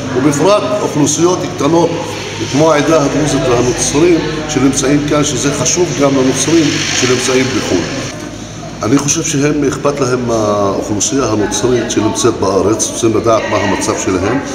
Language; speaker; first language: Hebrew; non-native, local second language; Arabic